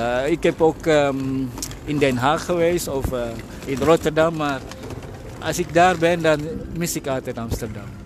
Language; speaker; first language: Dutch; non-native, fluent; Indonesian